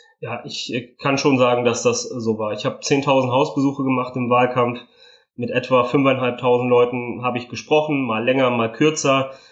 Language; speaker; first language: German; early bilingual, other home language; Italian